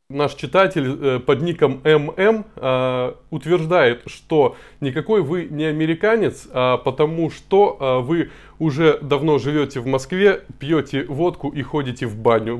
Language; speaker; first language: Russian; native; Russian